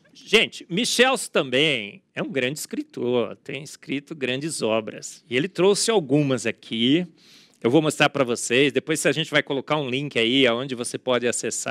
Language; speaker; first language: Portuguese; native; Portuguese